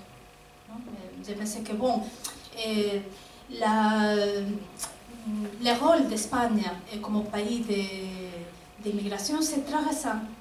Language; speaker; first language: French; non-native, fluent; Spanish